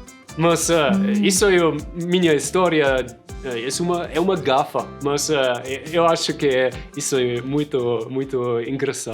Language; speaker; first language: Portuguese; non-native, fluent; German